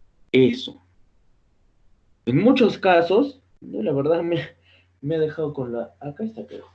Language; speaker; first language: Spanish; native; Spanish